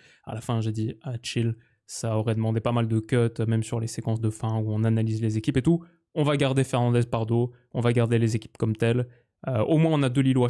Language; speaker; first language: French; native; French